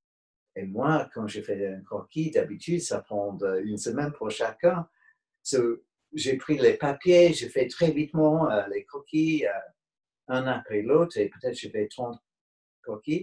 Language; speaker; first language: French; non-native, fluent; English